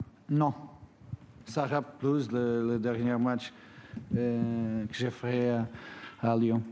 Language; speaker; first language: French; non-native, fluent; Portuguese